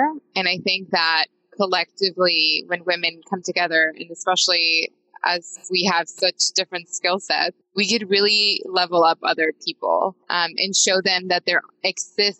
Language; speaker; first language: English; non-native, fluent; Spanish